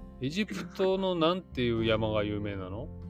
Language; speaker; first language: Japanese; native; Japanese